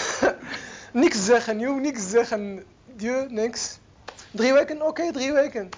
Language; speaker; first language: Dutch; non-native, learner; Arabic